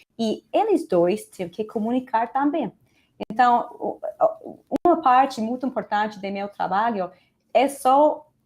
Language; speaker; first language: Portuguese; non-native, fluent; Spanish